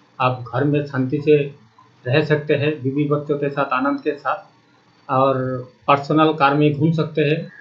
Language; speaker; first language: Hindi; non-native, local second language; Bangla